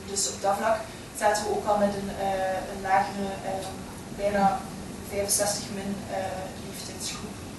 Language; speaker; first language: Dutch; native; Dutch